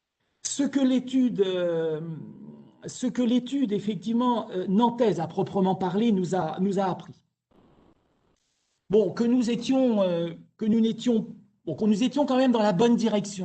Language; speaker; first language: French; native; French